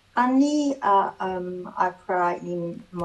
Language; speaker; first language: Hebrew; non-native, learner; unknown